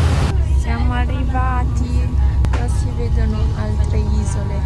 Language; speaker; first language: Italian; early bilingual, other home language; Filipino